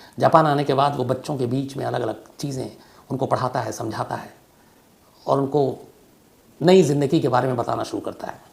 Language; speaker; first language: Hindi; native; Hindi